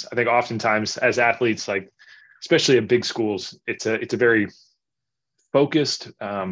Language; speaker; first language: English; native; English